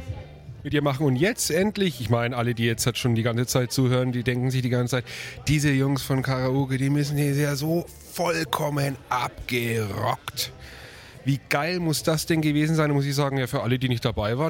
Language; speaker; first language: German; native; German